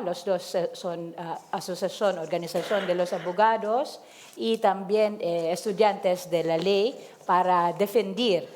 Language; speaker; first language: Spanish; non-native, learner; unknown